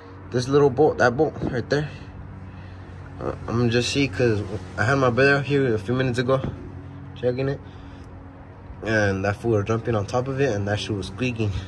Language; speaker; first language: English; early bilingual, other home language; Spanish